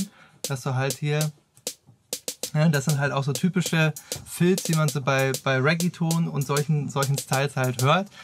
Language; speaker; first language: German; native; German